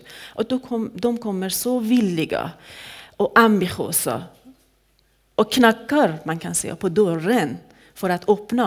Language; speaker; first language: Swedish; non-native, fluent; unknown